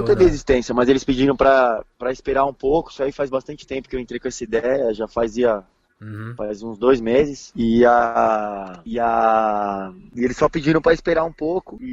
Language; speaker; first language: Portuguese; native; Portuguese